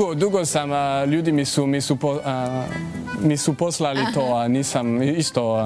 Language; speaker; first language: Serbian; non-native, learner; French